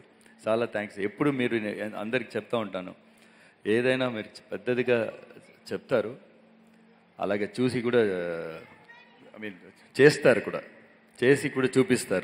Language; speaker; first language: Telugu; non-native, local second language; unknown